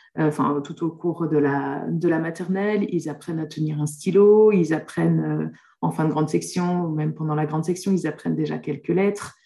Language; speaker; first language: French; native; French